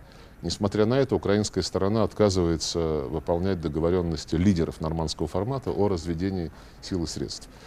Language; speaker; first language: Russian; native; Russian